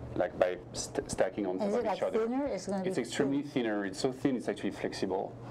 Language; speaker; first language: English; non-native, fluent; French